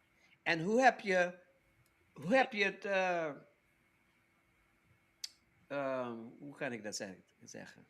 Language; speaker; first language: Dutch; non-native, local second language; Papiamento